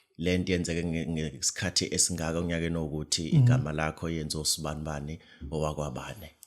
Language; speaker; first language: Zulu; native; Zulu